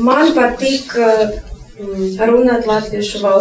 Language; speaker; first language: Latvian; non-native, learner; Russian